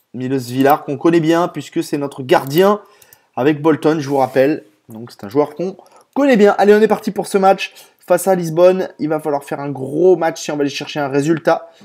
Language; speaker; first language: French; native; French